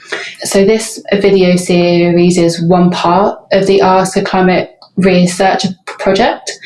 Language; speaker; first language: English; native; English